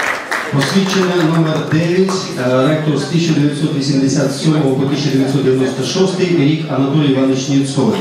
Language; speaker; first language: Ukrainian; native; Ukrainian